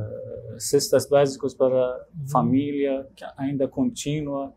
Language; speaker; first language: Portuguese; non-native, learner; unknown